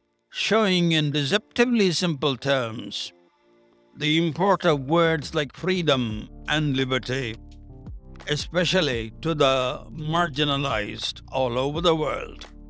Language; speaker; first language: English; non-native, local second language; Tamil